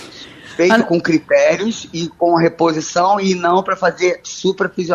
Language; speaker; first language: Portuguese; native; Portuguese